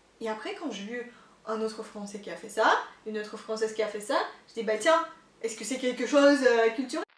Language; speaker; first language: French; non-native, fluent; Russian